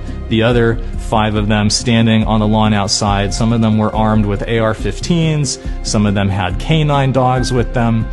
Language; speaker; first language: English; native; English